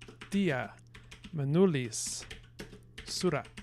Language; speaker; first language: Indonesian; non-native, learner; English